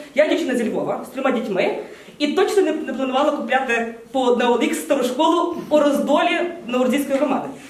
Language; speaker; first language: Ukrainian; native; Ukrainian